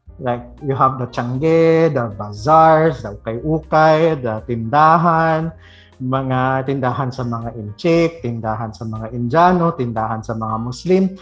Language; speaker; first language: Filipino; non-native, local second language; Cebuano